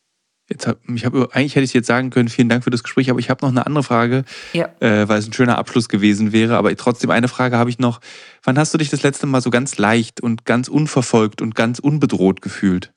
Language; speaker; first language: German; native; German